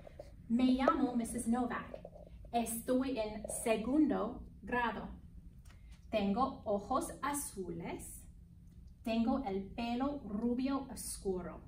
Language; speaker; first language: Spanish; non-native, fluent; English